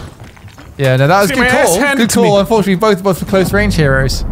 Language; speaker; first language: English; native; English